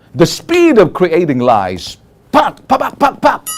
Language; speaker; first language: English; non-native, local second language; Filipino